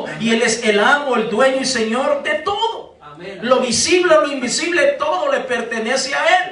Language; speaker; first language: Spanish; native; Spanish